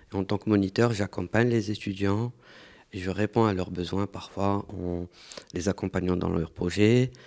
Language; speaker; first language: French; non-native, local second language; Arabic